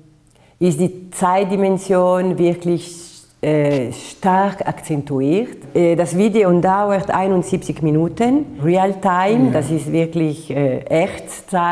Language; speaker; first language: German; non-native, fluent; Italian